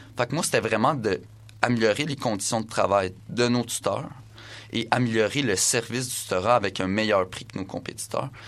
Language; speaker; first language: French; native; French